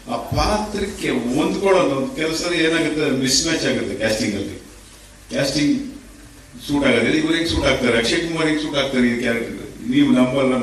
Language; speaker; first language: Kannada; native; Kannada